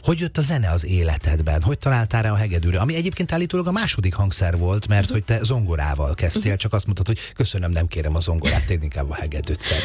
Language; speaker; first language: Hungarian; native; Hungarian